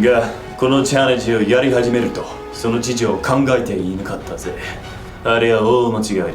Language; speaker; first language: Japanese; non-native, learner; English